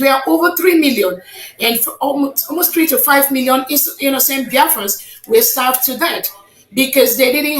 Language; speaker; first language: English; non-native, local second language; Igbo